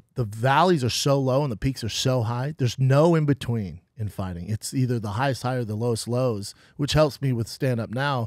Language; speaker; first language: English; native; English